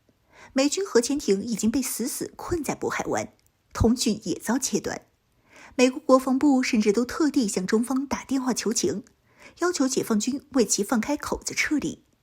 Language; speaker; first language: Chinese; native; Chinese